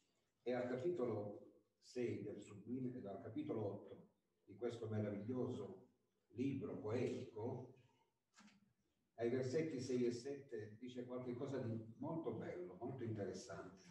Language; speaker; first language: Italian; native; Italian